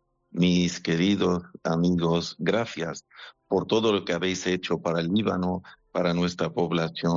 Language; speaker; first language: Spanish; non-native, fluent; Arabic